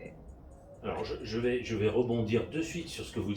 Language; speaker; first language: French; native; French